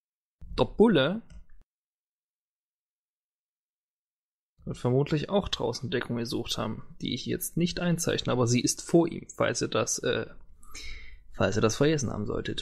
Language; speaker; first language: German; native; German